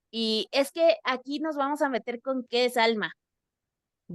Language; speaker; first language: Spanish; native; Spanish